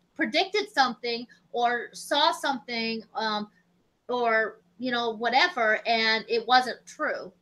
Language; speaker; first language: English; native; English